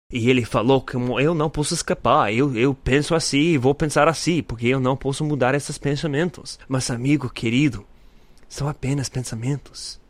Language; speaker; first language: Portuguese; non-native, learner; English